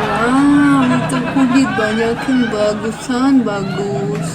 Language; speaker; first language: Indonesian; non-native, learner; Russian